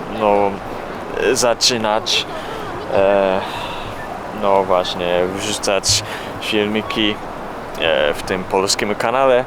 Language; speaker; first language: Polish; non-native, learner; Japanese